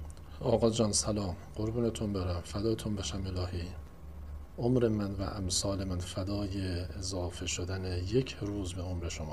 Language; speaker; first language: Persian; native; Persian